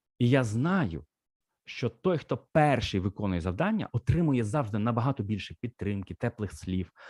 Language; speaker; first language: Ukrainian; non-native, local second language; Russian